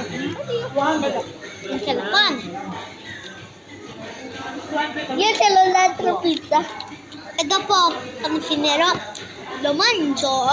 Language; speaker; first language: Italian; non-native, learner; Filipino